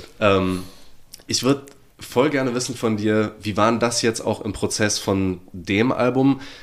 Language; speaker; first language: German; native; German